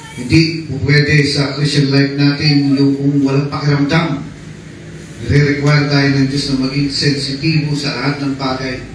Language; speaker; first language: Filipino; native; Filipino